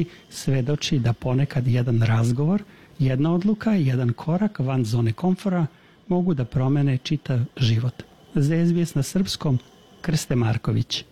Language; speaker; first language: Serbian; native; Serbian